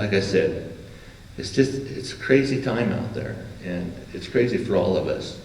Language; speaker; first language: English; native; English